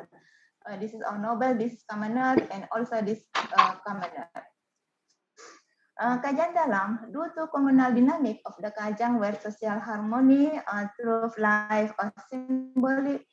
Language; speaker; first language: English; non-native, learner; Indonesian